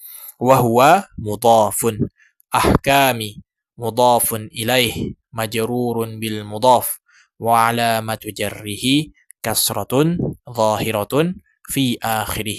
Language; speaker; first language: Arabic; non-native, fluent; Indonesian